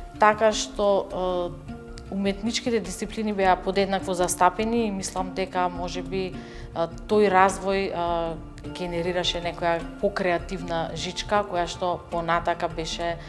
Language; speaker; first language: Macedonian; native; Macedonian